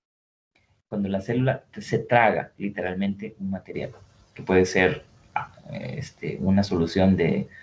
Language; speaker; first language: Spanish; native; Spanish